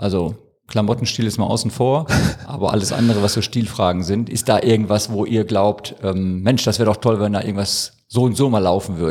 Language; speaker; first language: German; native; German